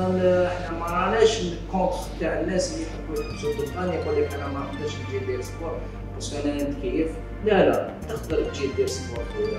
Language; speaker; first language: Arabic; native; Arabic